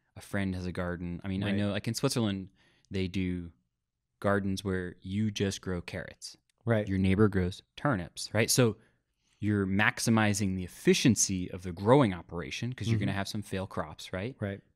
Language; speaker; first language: English; native; English